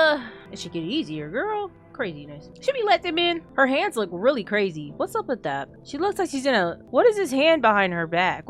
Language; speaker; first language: English; native; English